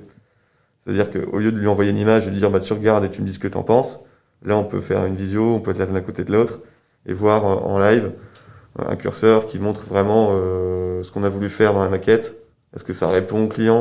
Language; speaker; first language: French; native; French